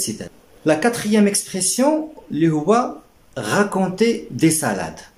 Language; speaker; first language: French; non-native, local second language; Arabic